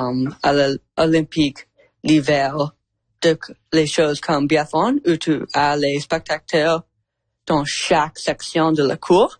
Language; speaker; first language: French; non-native, learner; English